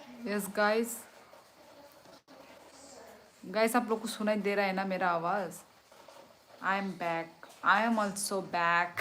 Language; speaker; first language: Hindi; non-native, local second language; Kok Borok